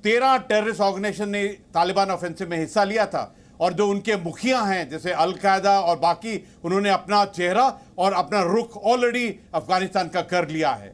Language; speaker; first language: Hindi; native; Hindi